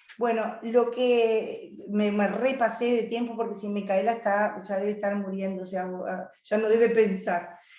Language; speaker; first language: Spanish; native; Spanish